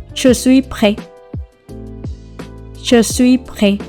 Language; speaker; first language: French; non-native, learner; Thai